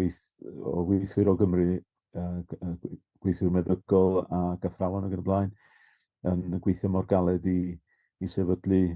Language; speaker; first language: Welsh; native; Welsh